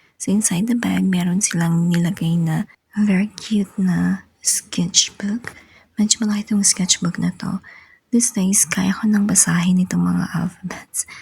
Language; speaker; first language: Filipino; native; Filipino